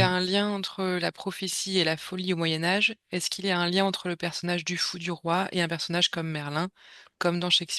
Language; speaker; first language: French; native; French